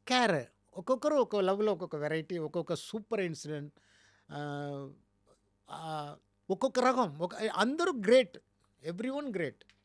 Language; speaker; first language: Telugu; non-native, learner; Tamil